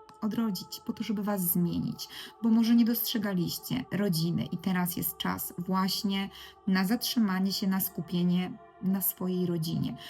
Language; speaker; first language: Polish; native; Polish